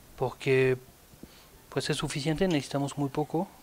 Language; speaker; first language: Spanish; non-native, fluent; French